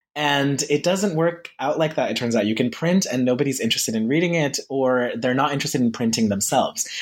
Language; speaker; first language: English; early bilingual, heritage; French